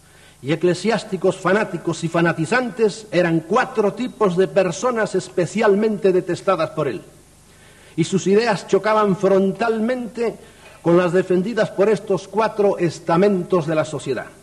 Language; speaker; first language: Spanish; native; Spanish